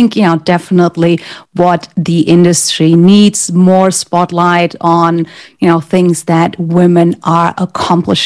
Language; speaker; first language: English; non-native, fluent; German